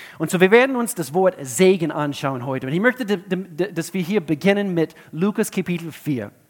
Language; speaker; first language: German; non-native, fluent; English